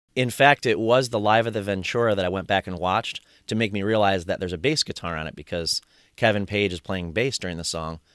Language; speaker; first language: English; native; English